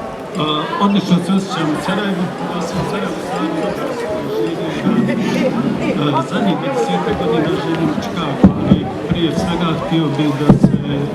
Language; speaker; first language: Bosnian; native; Bosnian